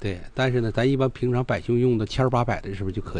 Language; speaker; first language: Chinese; native; Chinese